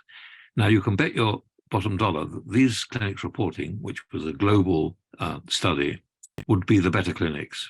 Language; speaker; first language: English; native; English